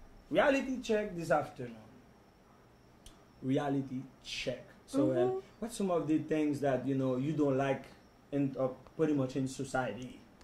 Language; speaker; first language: English; non-native, fluent; Haitian Creole